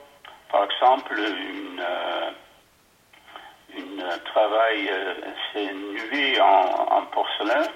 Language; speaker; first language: French; non-native, learner; Dutch